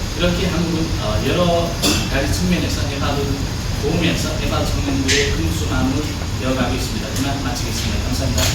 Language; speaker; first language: Korean; non-native, fluent; Nepali